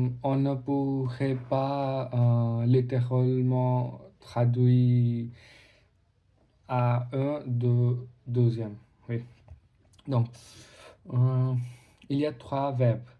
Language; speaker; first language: French; non-native, learner; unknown